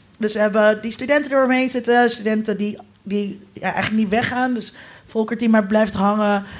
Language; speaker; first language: Dutch; native; Dutch